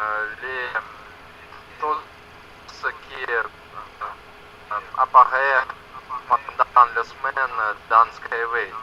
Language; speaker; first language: French; non-native, learner; Russian